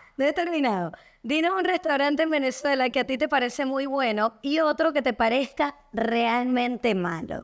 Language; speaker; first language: Spanish; native; Spanish